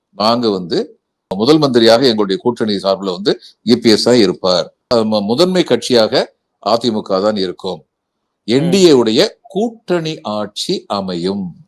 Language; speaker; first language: Tamil; native; Tamil